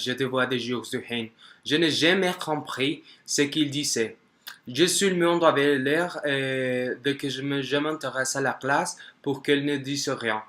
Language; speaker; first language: French; non-native, learner; Spanish